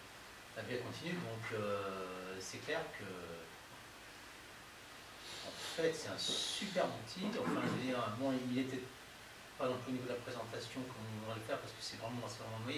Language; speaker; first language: French; native; French